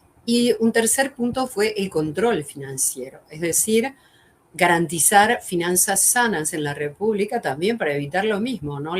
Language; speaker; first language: Spanish; native; Spanish